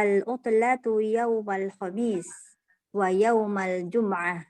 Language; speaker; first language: Arabic; non-native, learner; Indonesian